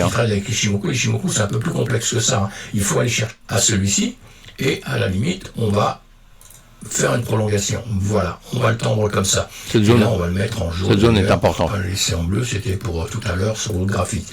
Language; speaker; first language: French; native; French